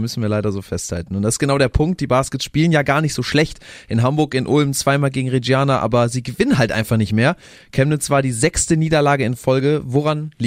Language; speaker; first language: German; native; German